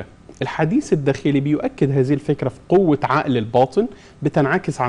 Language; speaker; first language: Arabic; native; Arabic